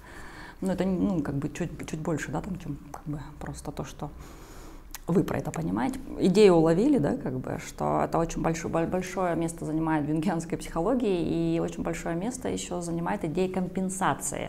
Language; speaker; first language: Russian; native; Russian